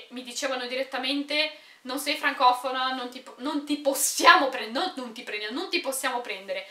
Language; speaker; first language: Italian; non-native, local second language; Romanian